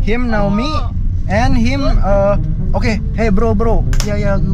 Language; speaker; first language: English; non-native, learner; Indonesian